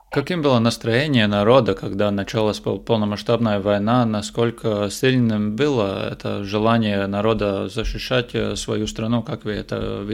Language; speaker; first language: Russian; non-native, local second language; Latvian